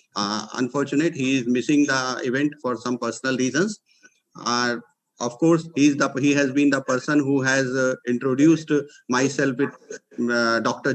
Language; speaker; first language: English; non-native, local second language; Hindi